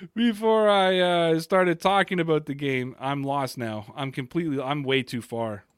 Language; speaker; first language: English; native; English